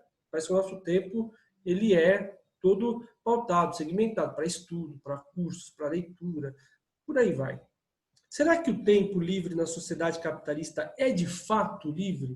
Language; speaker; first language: Portuguese; native; Portuguese